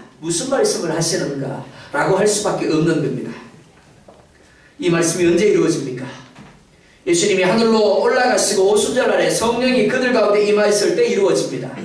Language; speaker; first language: Korean; native; Korean